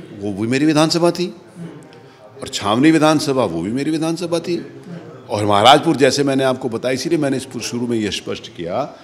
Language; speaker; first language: Hindi; native; Hindi